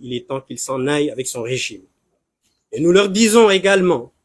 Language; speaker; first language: French; non-native, local second language; Wolof